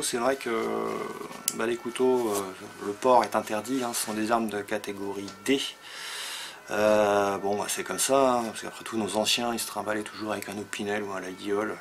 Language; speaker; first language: French; native; French